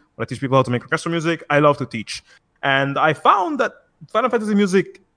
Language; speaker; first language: English; non-native, fluent; Italian